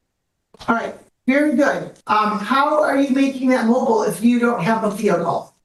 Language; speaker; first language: English; native; English